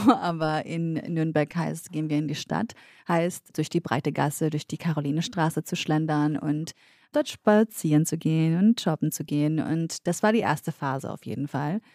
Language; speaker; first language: German; early bilingual, other home language; Kurdish